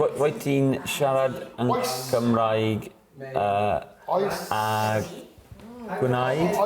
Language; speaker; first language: Welsh; non-native, learner; English